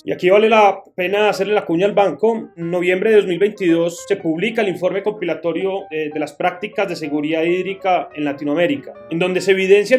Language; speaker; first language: Spanish; native; Spanish